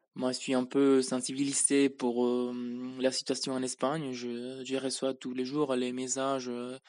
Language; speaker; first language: French; non-native, fluent; Spanish